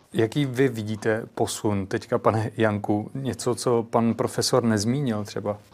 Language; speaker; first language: Czech; native; Czech